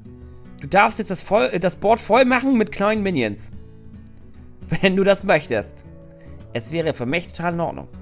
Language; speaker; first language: German; native; German